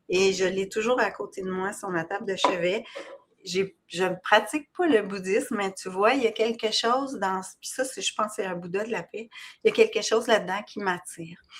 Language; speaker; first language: French; native; French